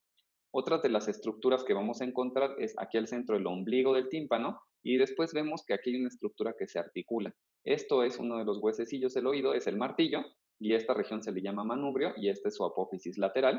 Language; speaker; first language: Spanish; native; Spanish